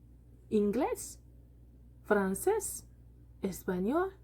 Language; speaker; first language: Spanish; non-native, learner; Lingala